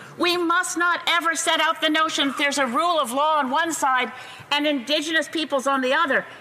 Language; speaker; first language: English; native; English